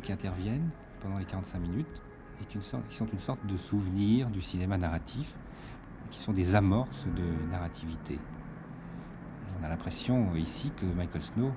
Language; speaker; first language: French; native; French